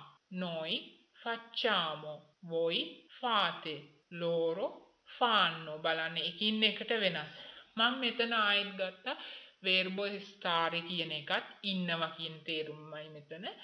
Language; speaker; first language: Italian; non-native, fluent; Sinhala